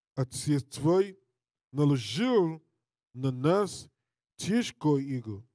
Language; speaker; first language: Russian; non-native, learner; English